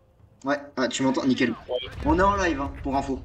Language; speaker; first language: French; native; French